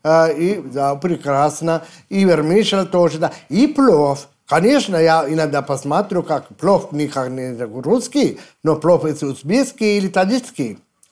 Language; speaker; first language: Russian; non-native, fluent; Sinhala